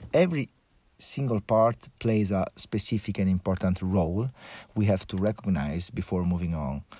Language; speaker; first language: English; early bilingual, other home language; Italian